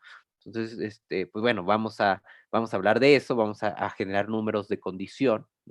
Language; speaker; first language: Spanish; native; Spanish